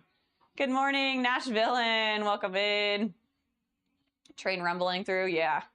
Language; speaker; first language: English; native; English